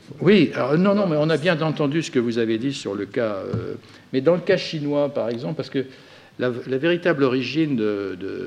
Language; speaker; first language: French; native; French